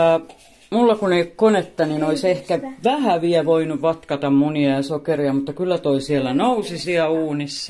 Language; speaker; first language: Finnish; native; Finnish